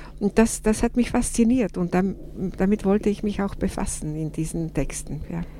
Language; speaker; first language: German; non-native, fluent; Slovak